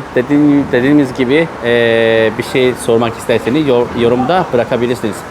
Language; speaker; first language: Turkish; non-native, learner; Chinese